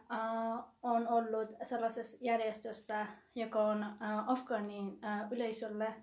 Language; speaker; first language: Finnish; non-native, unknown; Persian